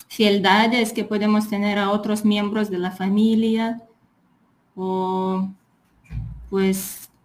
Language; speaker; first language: Spanish; non-native, fluent; Lithuanian